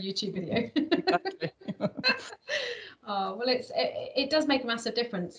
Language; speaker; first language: English; native; English